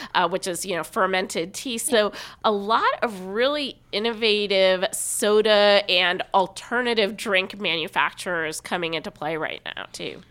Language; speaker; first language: English; native; English